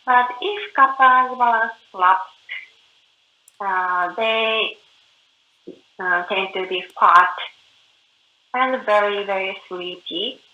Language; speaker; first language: English; non-native, learner; Japanese